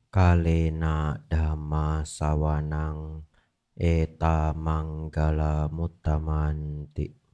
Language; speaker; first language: Indonesian; native; Indonesian